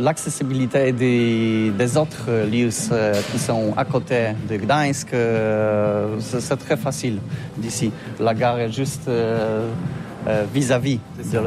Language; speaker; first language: French; non-native, learner; Polish